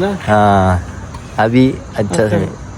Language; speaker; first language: Hindi; non-native, local second language; Malayalam